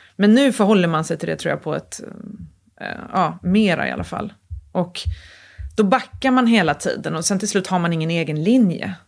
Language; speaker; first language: Swedish; native; Swedish